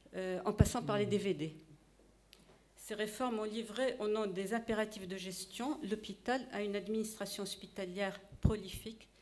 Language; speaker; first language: French; non-native, local second language; Arabic